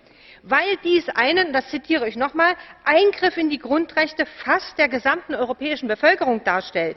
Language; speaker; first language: German; native; German